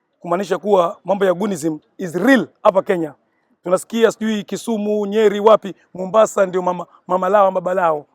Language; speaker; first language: Swahili; native; Swahili